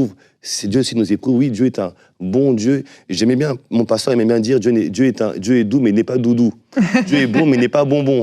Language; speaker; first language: French; native; French